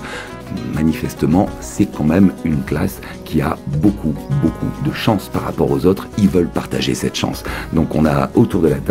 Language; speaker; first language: French; native; French